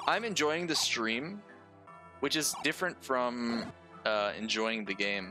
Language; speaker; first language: English; native; English